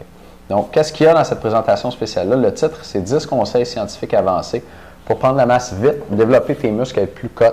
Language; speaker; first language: French; native; French